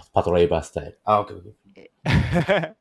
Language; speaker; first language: English; non-native, learner; Japanese